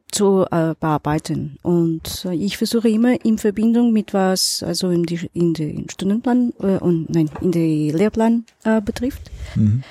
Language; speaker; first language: German; non-native, learner; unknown